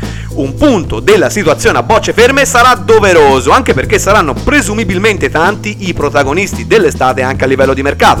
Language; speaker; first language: Italian; native; Italian